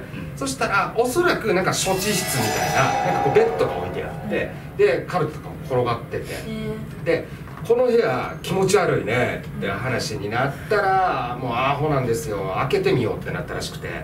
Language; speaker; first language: Japanese; native; Japanese